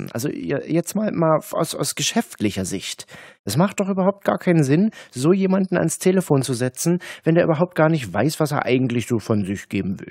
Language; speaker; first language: German; native; German